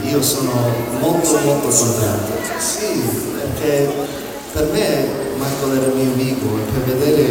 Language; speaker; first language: Italian; non-native, learner; English